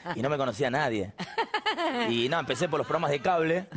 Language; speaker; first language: Spanish; native; Spanish